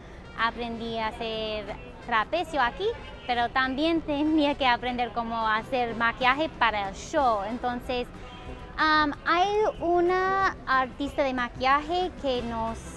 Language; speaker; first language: Spanish; non-native, fluent; English